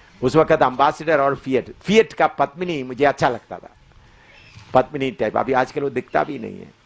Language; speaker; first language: Hindi; non-native, local second language; Malayalam